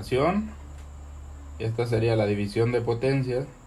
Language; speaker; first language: Spanish; native; Spanish